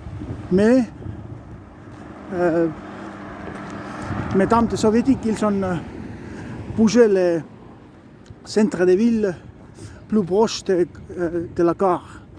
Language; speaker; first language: French; non-native, learner; Estonian